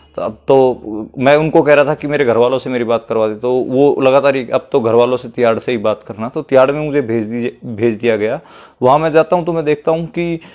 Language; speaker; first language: Hindi; native; Hindi